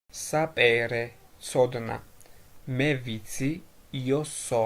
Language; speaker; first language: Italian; non-native, fluent; Georgian